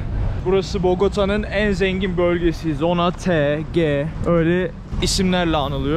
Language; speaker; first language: Turkish; native; Turkish